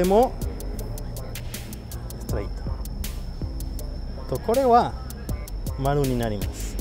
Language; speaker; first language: Japanese; non-native, learner; Spanish